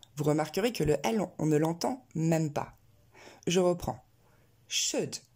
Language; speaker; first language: French; native; French